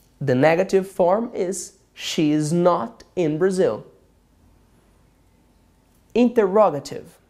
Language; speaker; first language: English; non-native, fluent; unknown